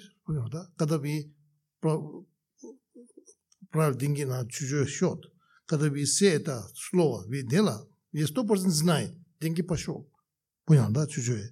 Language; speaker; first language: Russian; non-native, learner; Tibetan